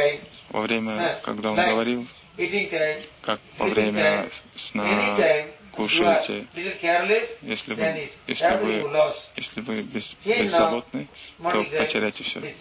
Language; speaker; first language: Russian; non-native, learner; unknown